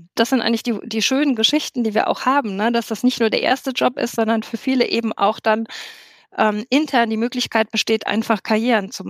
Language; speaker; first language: German; native; German